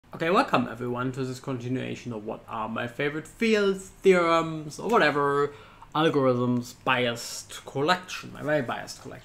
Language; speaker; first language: English; non-native, fluent; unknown